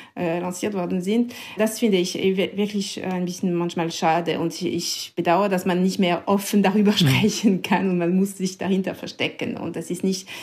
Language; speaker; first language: German; non-native, local second language; French